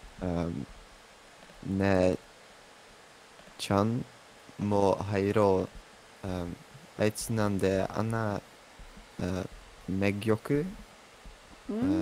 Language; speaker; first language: Japanese; non-native, learner; English